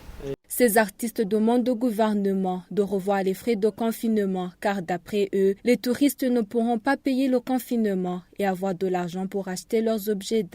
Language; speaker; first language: French; native; French